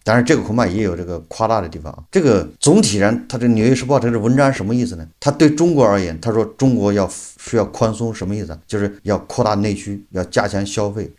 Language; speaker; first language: Chinese; native; Chinese